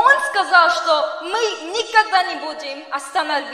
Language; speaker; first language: Russian; non-native, fluent; Korean